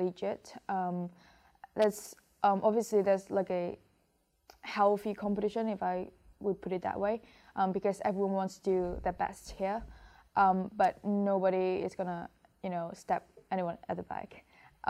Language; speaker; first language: English; non-native, local second language; Cantonese